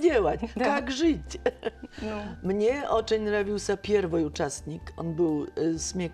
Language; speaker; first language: Russian; non-native, fluent; Polish